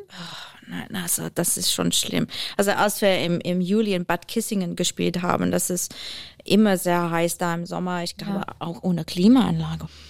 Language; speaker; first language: German; non-native, fluent; English